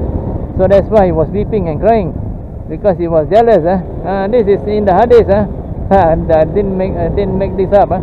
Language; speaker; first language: English; non-native, local second language; Malay